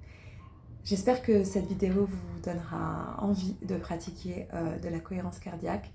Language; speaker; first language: French; native; French